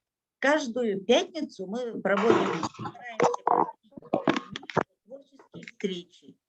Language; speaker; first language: Russian; native; Russian